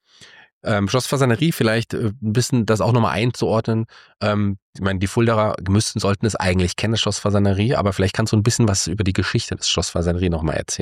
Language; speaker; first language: German; native; German